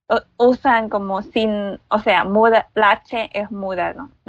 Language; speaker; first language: Spanish; non-native, learner; Filipino